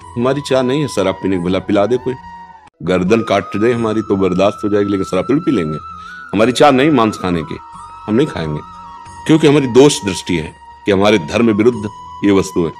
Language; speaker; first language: Hindi; native; Hindi